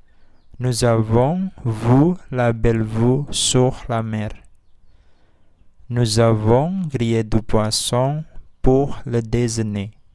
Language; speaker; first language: French; non-native, learner; Indonesian